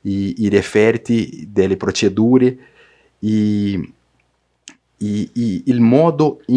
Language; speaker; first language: Italian; non-native, learner; Portuguese